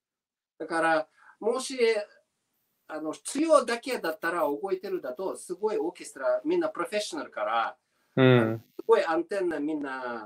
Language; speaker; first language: Japanese; non-native, learner; Russian